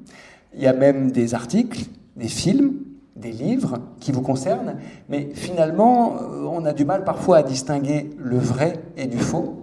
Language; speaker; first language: French; native; French